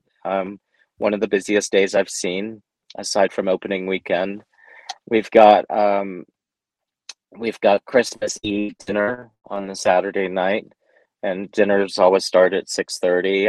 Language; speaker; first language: English; native; English